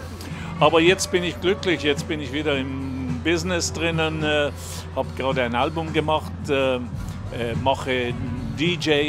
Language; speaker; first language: German; non-native, local second language; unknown